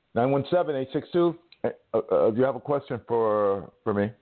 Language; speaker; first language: English; native; English